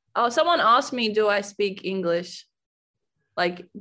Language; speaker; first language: English; native; English